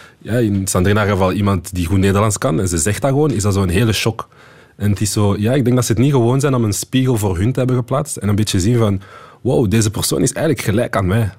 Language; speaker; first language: Dutch; early bilingual, other home language; Lingala